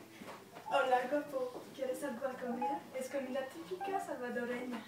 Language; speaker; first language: Spanish; non-native, learner; French